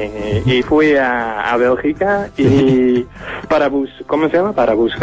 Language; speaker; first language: Spanish; non-native, learner; Dutch